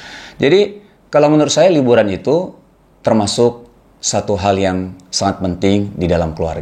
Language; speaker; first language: Indonesian; native; Indonesian